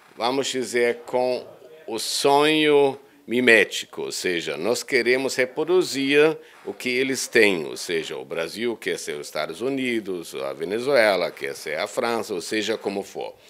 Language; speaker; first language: Portuguese; non-native, fluent; German